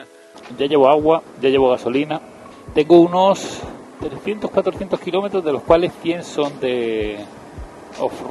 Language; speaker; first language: Spanish; native; Spanish